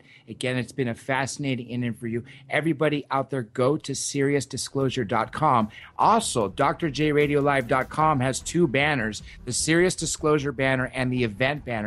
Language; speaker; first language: English; native; English